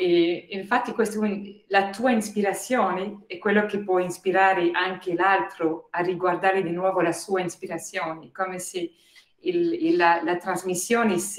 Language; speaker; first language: Italian; non-native, fluent; French